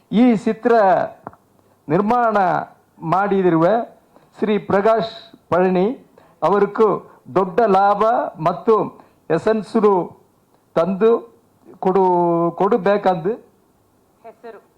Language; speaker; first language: Kannada; non-native, learner; Tamil